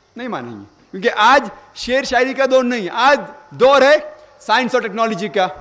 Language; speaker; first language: Urdu; non-native, local second language; Konkani